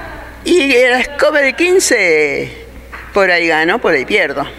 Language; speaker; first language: Spanish; native; Spanish